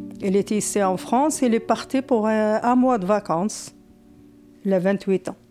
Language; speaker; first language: French; non-native, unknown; Arabic